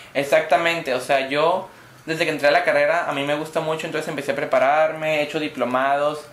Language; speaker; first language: Spanish; native; Spanish